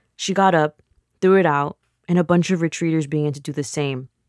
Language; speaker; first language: English; early bilingual, other home language; Spanish